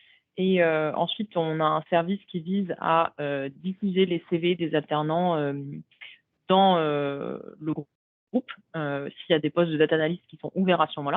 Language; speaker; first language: French; native; French